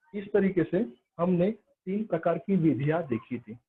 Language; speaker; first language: Hindi; non-native, local second language; Marathi